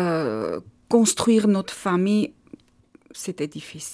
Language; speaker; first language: French; non-native, learner; Armenian